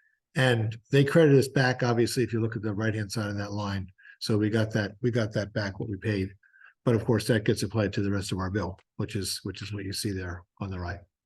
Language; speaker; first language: English; native; English